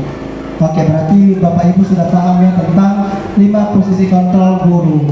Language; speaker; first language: Indonesian; native; Indonesian